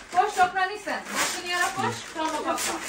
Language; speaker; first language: Swedish; non-native, learner; Bangla